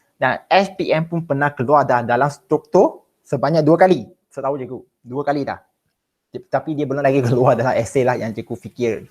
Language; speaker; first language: Malay; non-native, local second language; Chinese